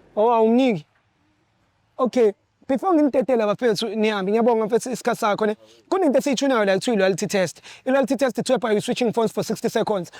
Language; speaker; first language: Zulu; native; Zulu